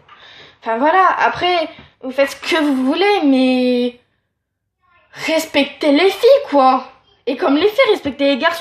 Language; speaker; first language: French; native; French